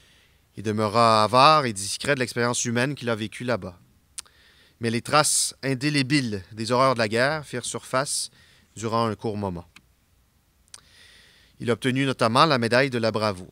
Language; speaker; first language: French; native; French